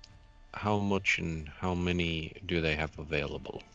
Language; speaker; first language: English; native; English